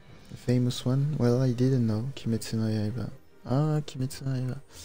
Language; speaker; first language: English; non-native, fluent; French